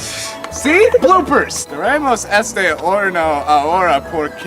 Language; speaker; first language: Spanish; non-native, learner; English